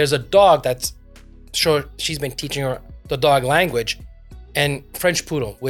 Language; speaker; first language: English; non-native, fluent; French